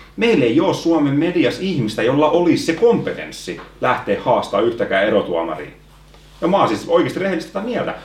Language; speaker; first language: Finnish; native; Finnish